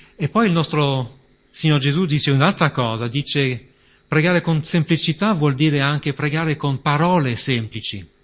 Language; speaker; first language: Italian; non-native, fluent; French